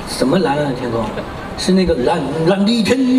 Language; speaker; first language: Chinese; native; Chinese